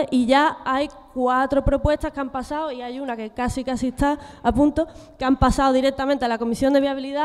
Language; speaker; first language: Spanish; native; Spanish